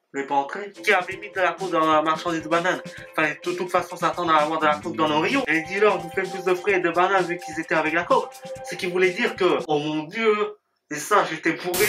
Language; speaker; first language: French; native; French